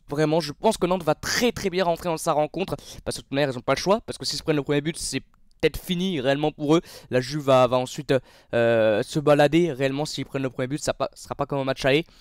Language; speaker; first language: French; native; French